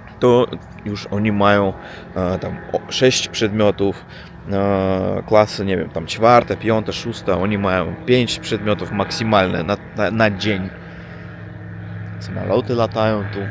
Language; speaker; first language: Polish; non-native, learner; Russian